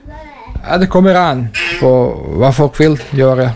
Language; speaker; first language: Norwegian; non-native, learner; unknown